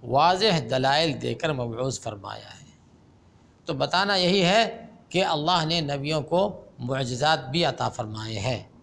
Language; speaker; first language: Urdu; native; Urdu